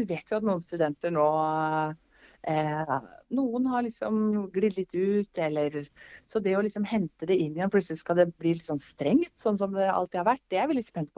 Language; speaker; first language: Norwegian; native; Norwegian